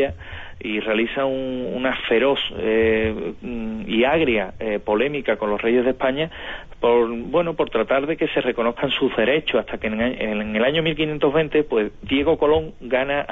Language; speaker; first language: Spanish; native; Spanish